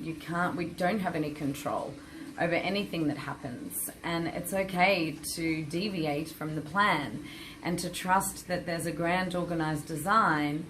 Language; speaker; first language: English; native; English